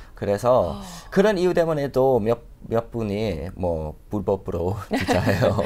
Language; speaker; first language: Korean; non-native, fluent; English